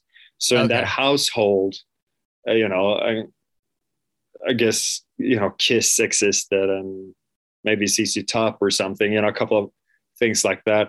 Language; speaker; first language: English; non-native, fluent; Swedish